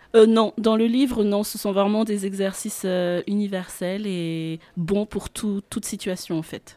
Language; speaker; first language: French; non-native, local second language; Malagasy